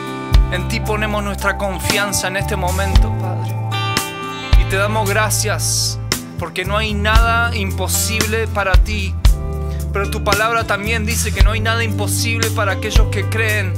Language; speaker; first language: Spanish; native; Spanish